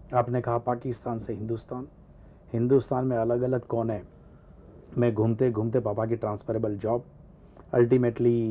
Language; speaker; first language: Hindi; non-native, local second language; Gujarati